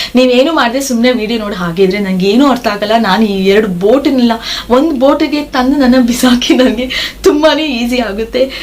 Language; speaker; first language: Kannada; non-native, local second language; Tulu